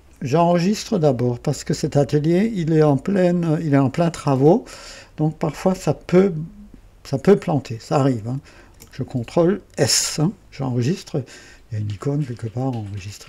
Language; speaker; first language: French; native; French